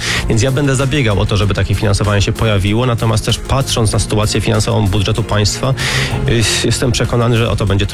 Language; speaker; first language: Polish; native; Polish